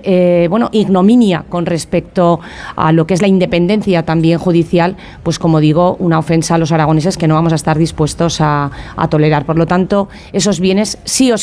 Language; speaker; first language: Spanish; native; Spanish